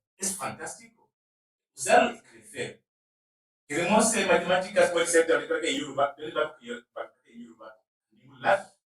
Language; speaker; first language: Spanish; non-native, learner; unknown